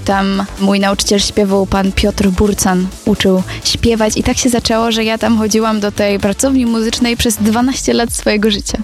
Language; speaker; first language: Polish; native; Polish